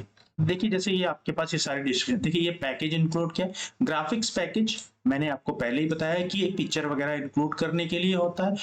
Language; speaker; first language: Hindi; native; Hindi